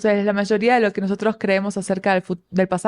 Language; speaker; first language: Spanish; native; Spanish